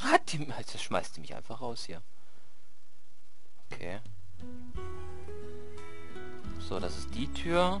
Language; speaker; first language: German; native; German